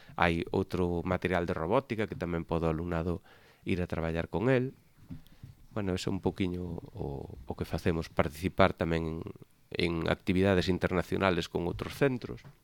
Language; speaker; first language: Galician; native; Galician